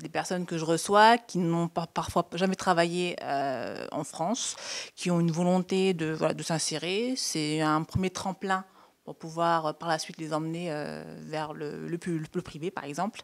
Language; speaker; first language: French; native; French